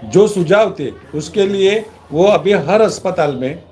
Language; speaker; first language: Hindi; non-native, local second language; Marathi